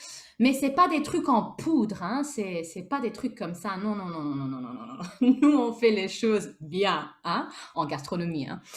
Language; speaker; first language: French; native; French